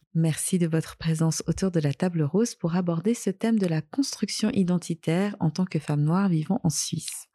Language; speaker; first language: French; native; French